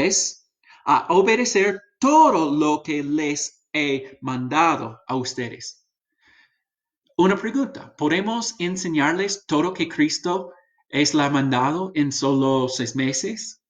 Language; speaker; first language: Spanish; non-native, fluent; English